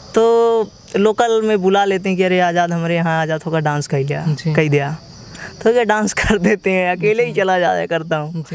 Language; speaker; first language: Hindi; native; Hindi